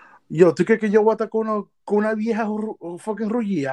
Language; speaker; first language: Spanish; early bilingual, heritage; Spanish